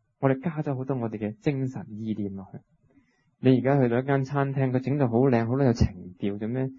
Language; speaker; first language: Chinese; non-native, local second language; Cantonese